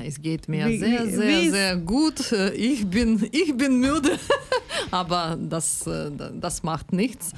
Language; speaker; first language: German; non-native, learner; Ukrainian